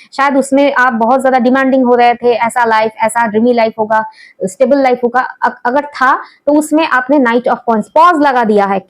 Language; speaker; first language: Hindi; non-native, local second language; Bangla